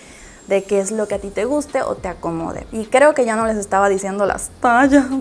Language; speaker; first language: Spanish; native; Spanish